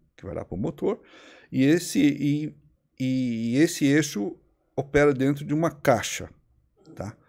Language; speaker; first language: Portuguese; native; Portuguese